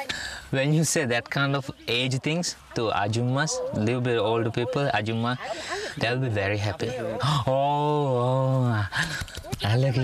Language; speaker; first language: English; non-native, local second language; Divehi